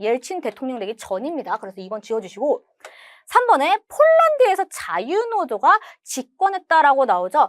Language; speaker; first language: Korean; native; Korean